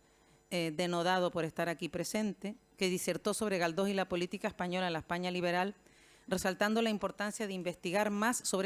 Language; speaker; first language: Spanish; native; Spanish